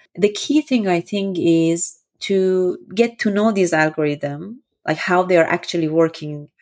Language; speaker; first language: English; non-native, fluent; Persian